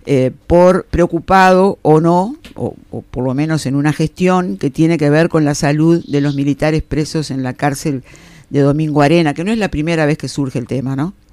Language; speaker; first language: Spanish; native; Spanish